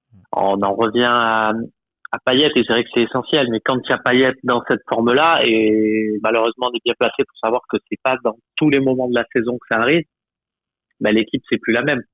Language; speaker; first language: French; native; French